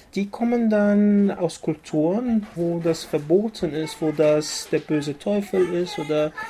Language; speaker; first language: German; early bilingual, other home language; Bosnian